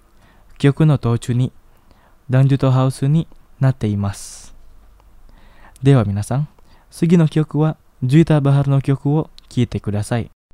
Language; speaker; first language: Japanese; non-native, learner; Indonesian